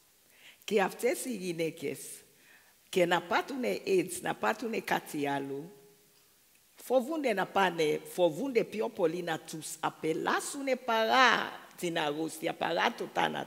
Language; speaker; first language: Greek; non-native, fluent; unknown